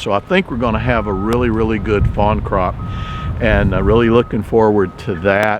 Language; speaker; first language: English; native; English